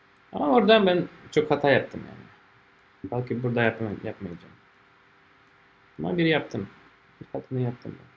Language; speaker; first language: Turkish; non-native, fluent; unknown